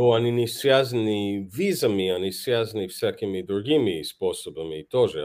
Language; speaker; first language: Russian; non-native, fluent; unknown